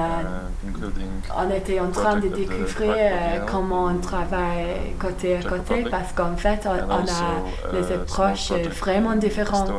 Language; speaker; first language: French; non-native, learner; English